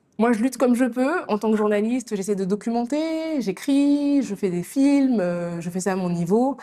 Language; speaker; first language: French; native; French